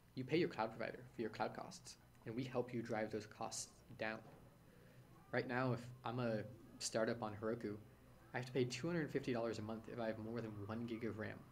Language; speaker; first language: English; native; English